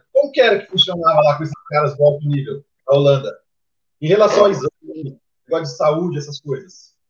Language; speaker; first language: Portuguese; non-native, fluent; Dutch